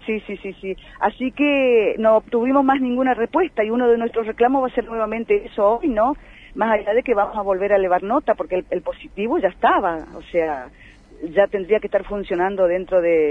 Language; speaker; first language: Spanish; native; Spanish